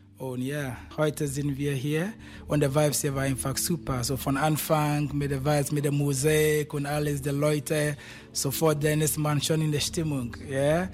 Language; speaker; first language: German; non-native, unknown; Akan